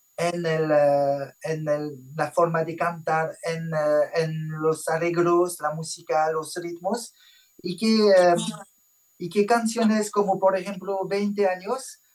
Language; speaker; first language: Spanish; non-native, fluent; French